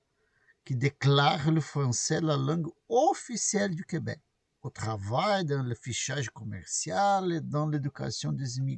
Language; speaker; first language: French; non-native, learner; Portuguese